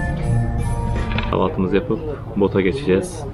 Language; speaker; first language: Turkish; native; Turkish